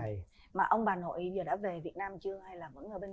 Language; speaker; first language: Vietnamese; native; Vietnamese